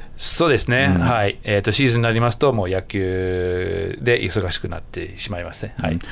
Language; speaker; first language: Japanese; non-native, fluent; English